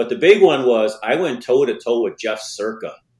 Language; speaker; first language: English; native; English